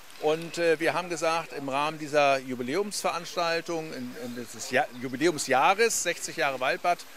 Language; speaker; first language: German; native; German